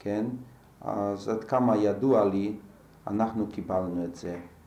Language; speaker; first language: Hebrew; non-native, fluent; Slovak